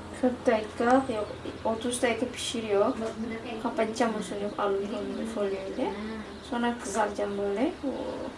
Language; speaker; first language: Turkish; non-native, learner; Indonesian